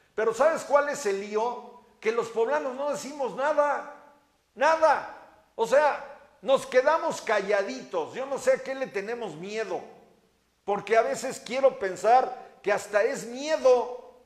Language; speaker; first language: Spanish; native; Spanish